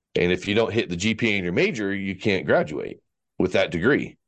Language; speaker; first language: English; native; English